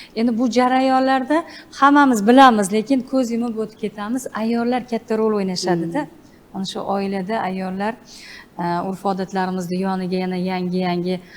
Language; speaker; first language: Uzbek; native; Uzbek